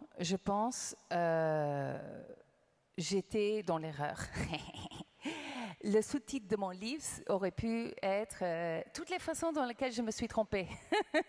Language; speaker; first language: French; non-native, fluent; English